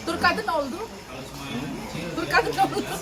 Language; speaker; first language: Turkish; non-native, learner; Indonesian